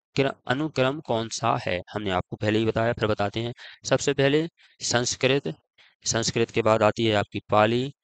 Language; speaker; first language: Hindi; native; Hindi